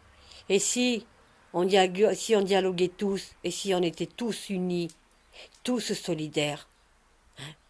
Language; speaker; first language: French; native; French